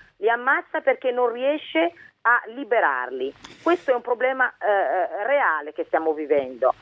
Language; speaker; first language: Italian; early bilingual, other home language; Arabic